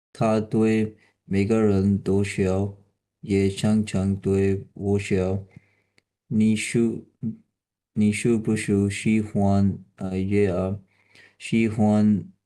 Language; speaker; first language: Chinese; non-native, learner; Urdu